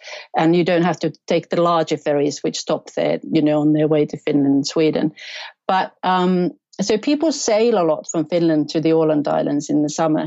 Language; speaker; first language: English; non-native, fluent; Finnish